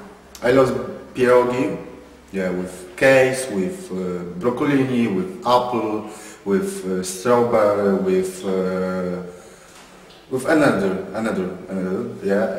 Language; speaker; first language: English; non-native, learner; Polish